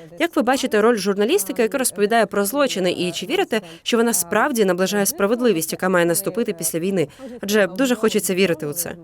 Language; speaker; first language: Ukrainian; native; Ukrainian